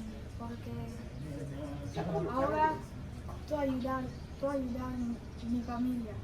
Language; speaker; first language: Spanish; non-native, learner; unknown